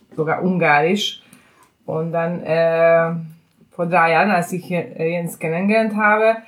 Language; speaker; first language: German; non-native, fluent; Hungarian